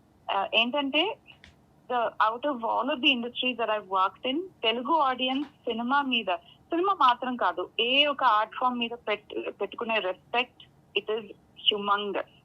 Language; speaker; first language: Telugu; non-native, local second language; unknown